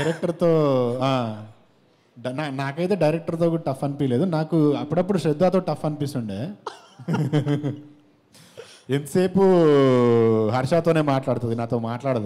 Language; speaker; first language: Telugu; native; Telugu